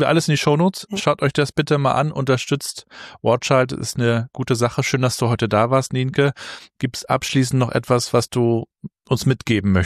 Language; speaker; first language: German; native; German